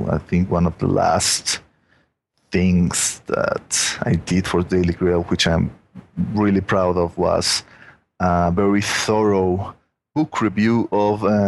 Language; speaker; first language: English; non-native, fluent; Spanish